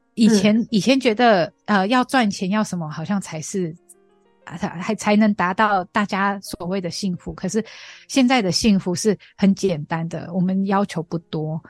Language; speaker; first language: Chinese; non-native, fluent; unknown